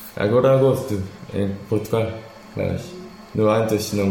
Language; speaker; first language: Portuguese; non-native, learner; Korean